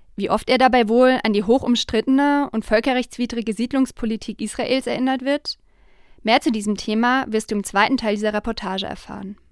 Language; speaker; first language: German; native; German